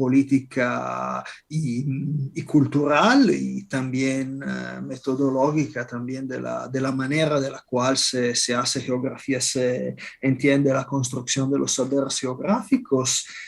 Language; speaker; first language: Spanish; non-native, fluent; Italian